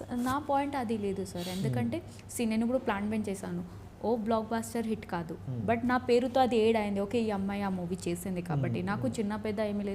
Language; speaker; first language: Telugu; non-native, learner; Odia